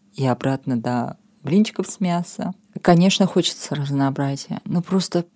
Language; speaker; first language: Russian; non-native, local second language; Armenian